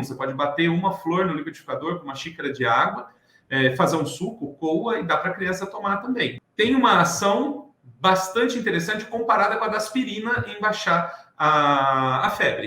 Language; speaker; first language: Portuguese; native; Portuguese